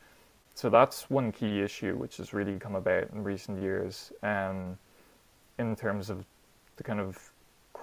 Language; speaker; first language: English; native; English